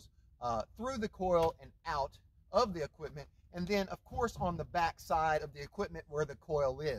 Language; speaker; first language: English; native; English